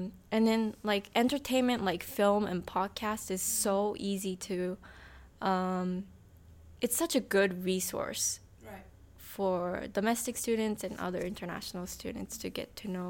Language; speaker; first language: English; non-native, fluent; Japanese